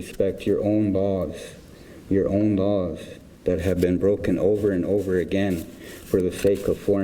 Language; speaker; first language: English; native; English